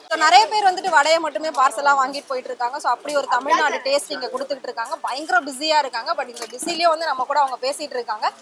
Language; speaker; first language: Tamil; native; Tamil